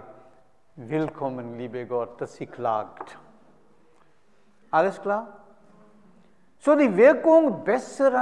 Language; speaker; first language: German; non-native, fluent; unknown